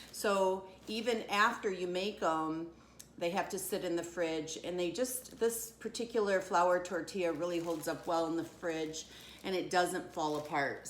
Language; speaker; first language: English; native; English